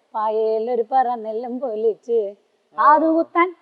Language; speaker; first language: Malayalam; native; Malayalam